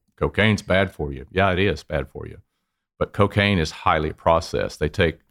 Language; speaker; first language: English; native; English